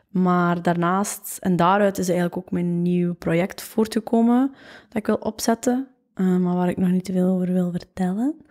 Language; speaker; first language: Dutch; native; Dutch